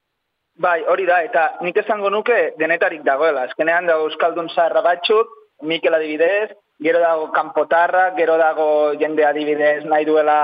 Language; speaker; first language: Basque; non-native, learner; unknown